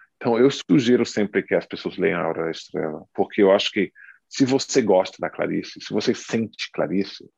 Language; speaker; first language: Portuguese; non-native, fluent; English